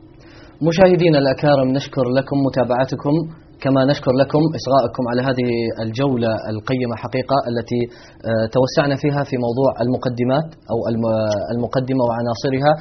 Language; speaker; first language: Arabic; native; Arabic